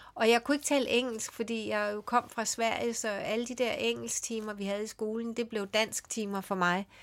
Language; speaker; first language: Danish; early bilingual, other home language; Swedish